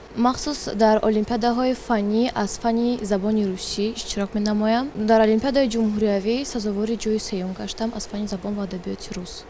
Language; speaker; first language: Tajik; non-native, local second language; Russian